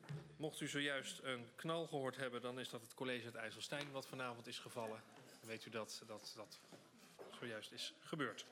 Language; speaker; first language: Dutch; native; Dutch